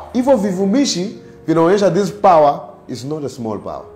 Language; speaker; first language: English; non-native, local second language; Swahili